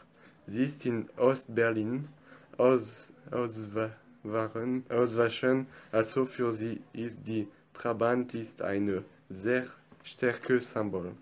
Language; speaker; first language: German; non-native, learner; French